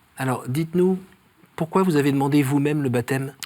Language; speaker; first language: French; native; French